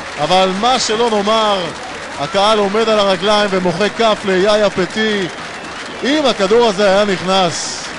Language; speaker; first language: Hebrew; native; Hebrew